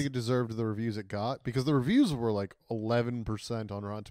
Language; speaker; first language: English; native; English